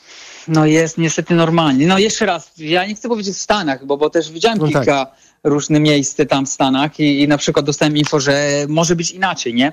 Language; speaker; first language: Polish; non-native, fluent; Italian